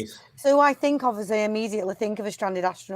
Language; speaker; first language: English; native; English